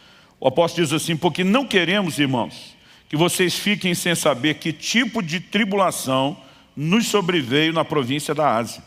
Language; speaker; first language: Portuguese; native; Portuguese